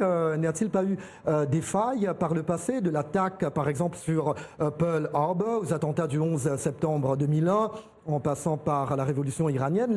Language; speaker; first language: French; native; French